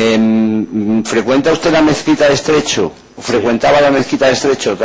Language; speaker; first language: Spanish; native; Spanish